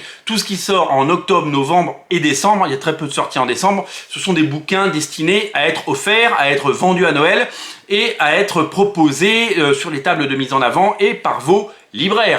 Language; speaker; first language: French; native; French